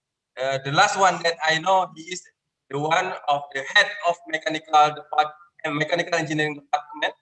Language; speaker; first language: English; non-native, learner; Indonesian